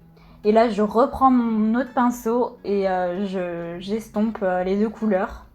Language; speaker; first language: French; native; French